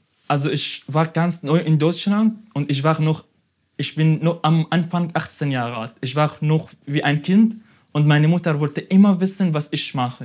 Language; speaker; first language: German; non-native, fluent; Arabic